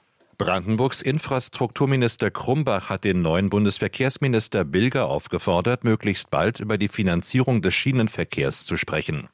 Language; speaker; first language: German; native; German